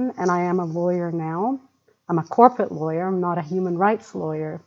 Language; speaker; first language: English; early bilingual, other home language; Arabic